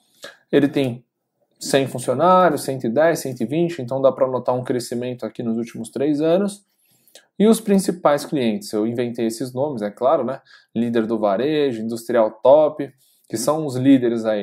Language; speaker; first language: Portuguese; native; Portuguese